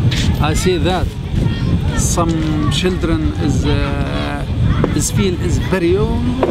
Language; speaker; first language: English; non-native, learner; Arabic